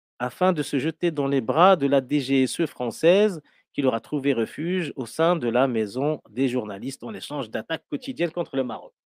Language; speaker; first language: French; non-native, local second language; Arabic